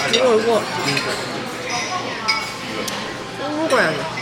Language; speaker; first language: Korean; native; Korean